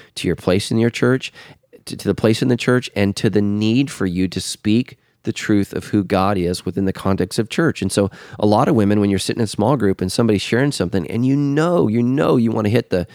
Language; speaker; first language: English; native; English